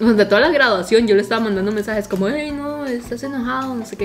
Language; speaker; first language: Spanish; native; Spanish